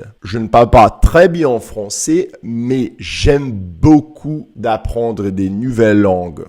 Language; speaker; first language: French; non-native, learner; Portuguese